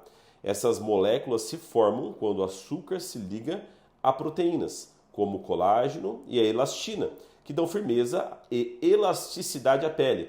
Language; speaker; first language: Portuguese; native; Portuguese